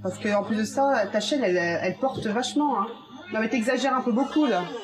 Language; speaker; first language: French; native; French